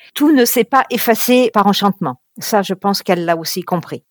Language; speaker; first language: French; native; French